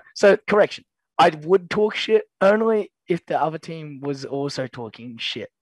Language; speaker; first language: English; native; English